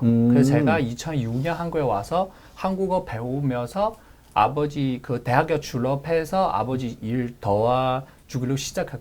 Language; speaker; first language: Korean; non-native, learner; Chinese